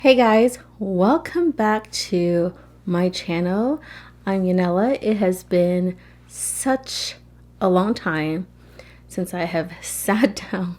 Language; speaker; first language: English; native; English